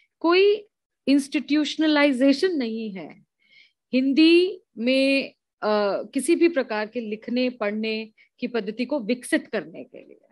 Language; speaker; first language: Hindi; native; Hindi